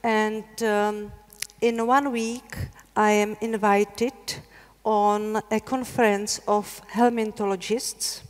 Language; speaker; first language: English; non-native, learner; Czech